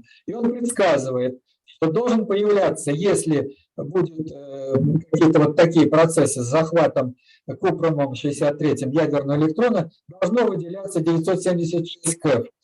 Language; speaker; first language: Russian; native; Russian